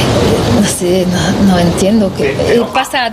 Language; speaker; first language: Spanish; non-native, learner; French